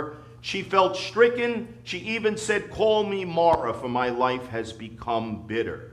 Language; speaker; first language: English; native; English